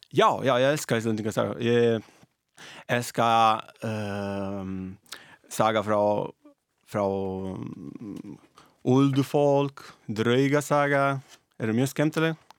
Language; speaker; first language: Icelandic; non-native, learner; Italian